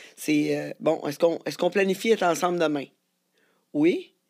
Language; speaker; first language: French; native; French